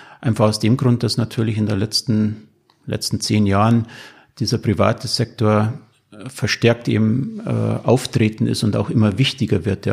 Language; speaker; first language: German; native; German